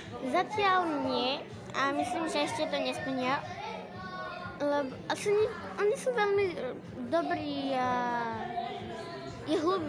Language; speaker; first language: Slovak; early bilingual, heritage; Slovak